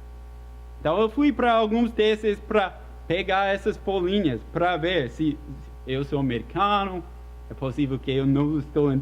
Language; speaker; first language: Portuguese; non-native, fluent; English